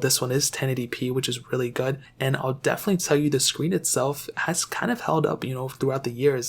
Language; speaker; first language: English; native; English